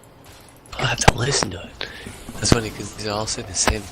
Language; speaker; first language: English; native; English